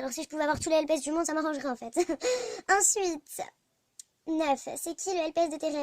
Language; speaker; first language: French; native; French